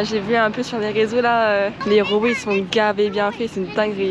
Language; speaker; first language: French; native; French